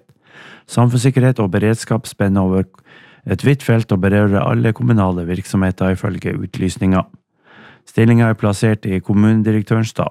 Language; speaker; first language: Norwegian; native; Norwegian